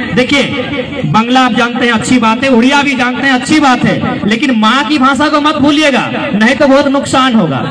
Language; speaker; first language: Hindi; non-native, local second language; Magahi